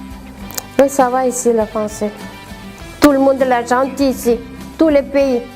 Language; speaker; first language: French; non-native, learner; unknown